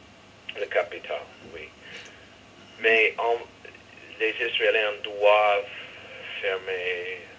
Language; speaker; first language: French; non-native, learner; English